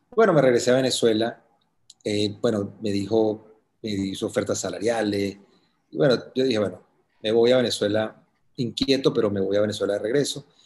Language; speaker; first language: Spanish; native; Spanish